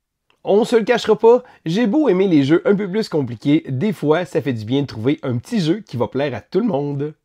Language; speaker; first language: French; native; French